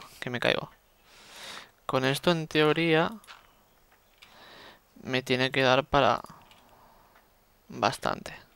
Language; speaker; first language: Spanish; native; Spanish